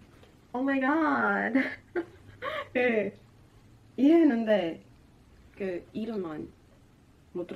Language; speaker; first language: Korean; non-native, fluent; Portuguese